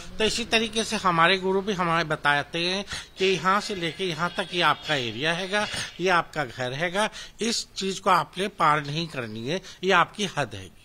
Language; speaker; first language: Hindi; native; Hindi